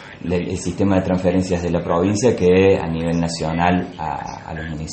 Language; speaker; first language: Spanish; native; Spanish